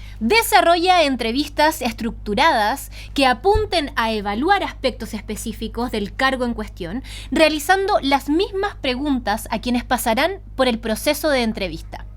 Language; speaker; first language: Spanish; native; Spanish